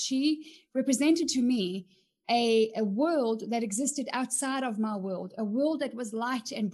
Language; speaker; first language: English; native; English